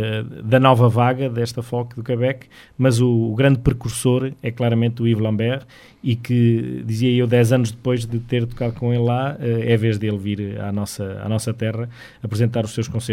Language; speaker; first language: Portuguese; native; Portuguese